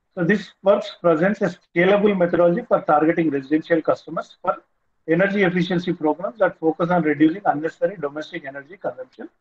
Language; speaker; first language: English; non-native, local second language; Telugu